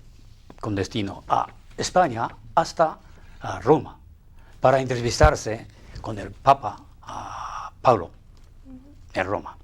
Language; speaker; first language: Spanish; non-native, fluent; Japanese